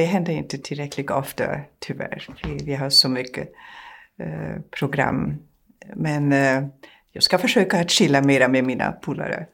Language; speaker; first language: Swedish; non-native, fluent; German